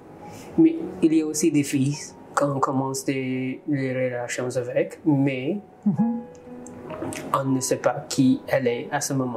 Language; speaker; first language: French; non-native, learner; English